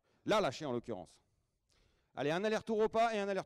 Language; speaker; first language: French; native; French